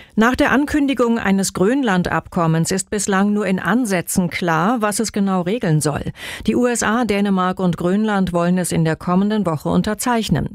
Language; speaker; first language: German; native; German